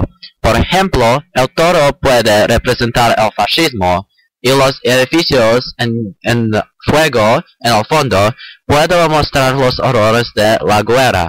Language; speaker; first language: Spanish; non-native, learner; English